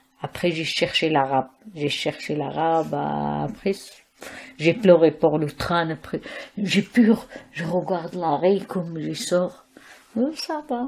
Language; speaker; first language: French; non-native, learner; Arabic